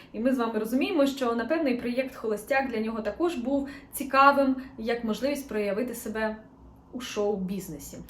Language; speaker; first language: Ukrainian; non-native, local second language; Russian